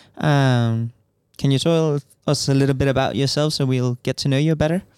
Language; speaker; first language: English; non-native, fluent; Danish